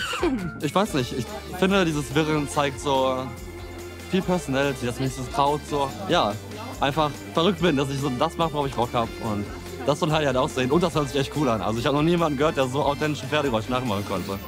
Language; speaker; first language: German; native; German